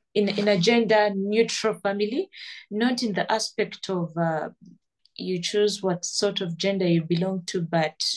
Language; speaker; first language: English; non-native, local second language; Ganda